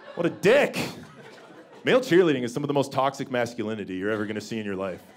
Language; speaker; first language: English; native; English